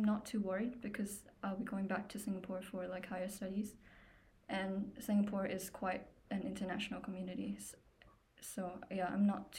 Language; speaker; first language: English; native; English